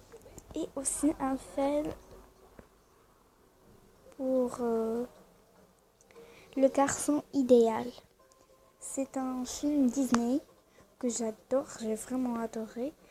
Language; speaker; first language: French; non-native, learner; Arabic